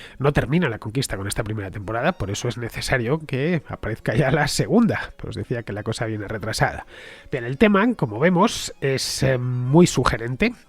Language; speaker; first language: Spanish; native; Spanish